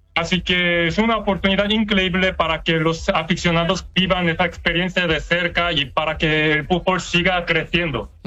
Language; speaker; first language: Spanish; non-native, fluent; Korean